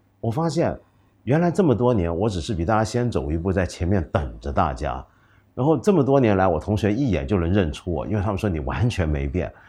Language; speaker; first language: Chinese; non-native, local second language; Cantonese